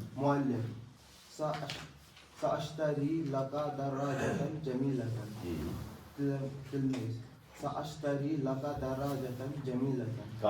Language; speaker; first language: Arabic; non-native, learner; Urdu